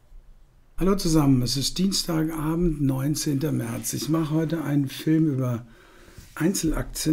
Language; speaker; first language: German; native; German